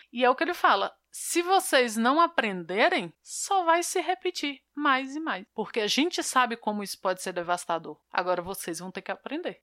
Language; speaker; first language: Portuguese; native; Portuguese